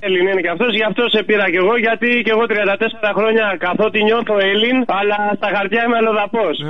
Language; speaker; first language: Greek; early bilingual, other home language; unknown